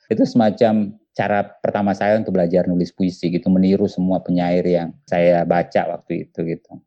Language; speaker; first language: Indonesian; non-native, local second language; Buginese